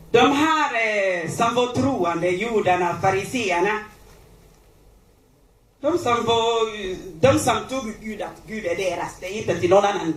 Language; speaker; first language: Swedish; non-native, learner; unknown